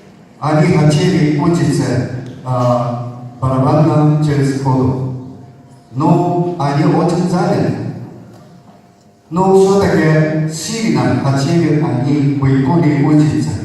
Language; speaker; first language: Russian; non-native, learner; Japanese